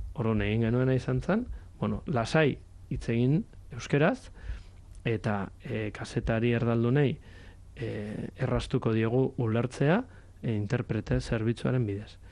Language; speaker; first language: Basque; native; Basque